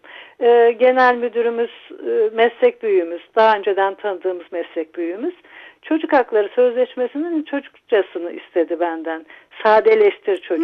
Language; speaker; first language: Turkish; native; Turkish